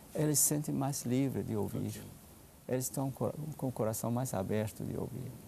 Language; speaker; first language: Portuguese; non-native, fluent; Persian